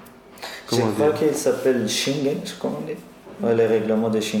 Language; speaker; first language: French; non-native, learner; Persian